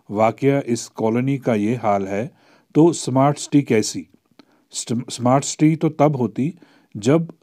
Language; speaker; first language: Urdu; non-native, local second language; Kashmiri